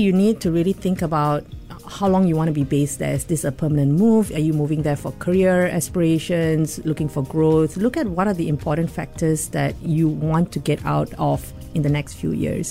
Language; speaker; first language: English; non-native, local second language; Tamil